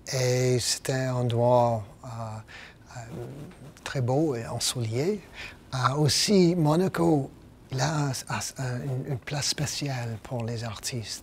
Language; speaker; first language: French; non-native, fluent; English